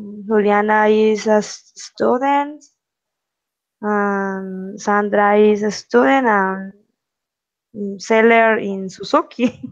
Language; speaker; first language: English; non-native, learner; Spanish